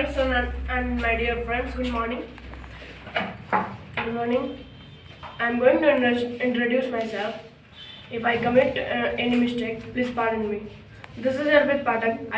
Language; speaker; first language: English; non-native, learner; Hindi